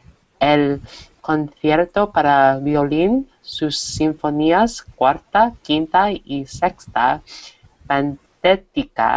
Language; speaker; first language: Spanish; non-native, learner; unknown